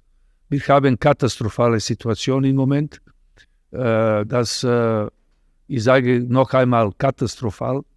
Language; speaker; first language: German; non-native, fluent; Serbian